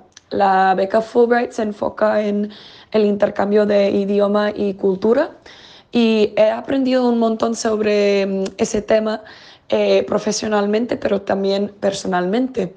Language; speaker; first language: Spanish; non-native, fluent; English